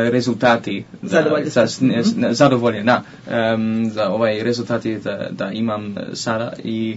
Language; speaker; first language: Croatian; non-native, learner; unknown